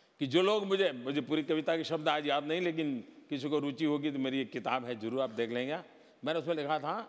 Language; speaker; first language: Hindi; non-native, local second language; Gujarati